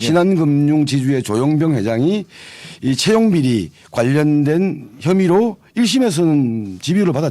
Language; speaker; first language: Korean; native; Korean